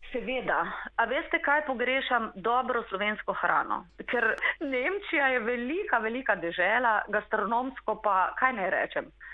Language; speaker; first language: Slovenian; native; Slovenian